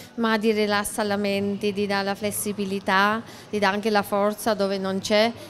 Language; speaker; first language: Italian; non-native, learner; German